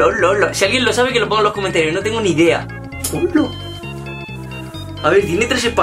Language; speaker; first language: Spanish; native; Spanish